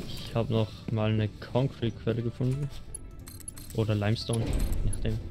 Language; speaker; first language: German; native; German